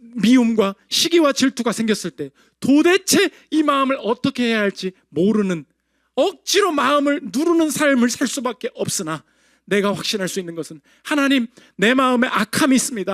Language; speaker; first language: Korean; native; Korean